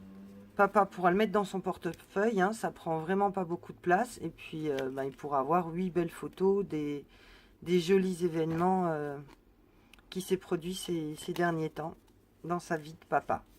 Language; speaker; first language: French; native; French